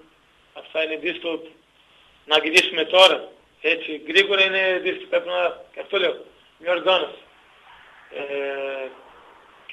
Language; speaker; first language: Greek; non-native, learner; Portuguese